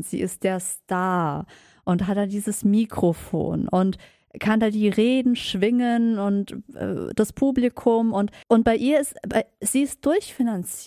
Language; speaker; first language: German; native; German